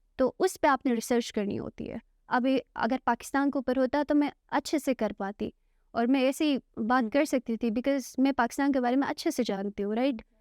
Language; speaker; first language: Urdu; non-native, local second language; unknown